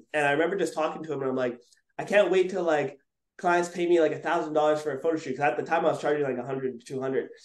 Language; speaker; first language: English; native; English